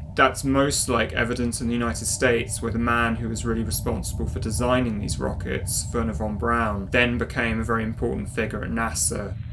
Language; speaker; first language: English; native; English